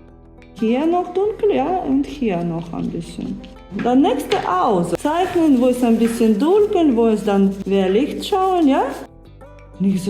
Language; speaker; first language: German; non-native, learner; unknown